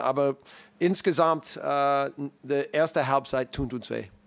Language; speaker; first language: German; non-native, learner; English